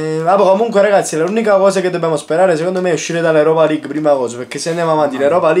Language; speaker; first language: Italian; native; Italian